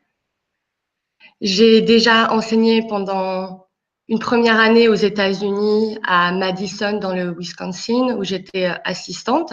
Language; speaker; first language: French; native; French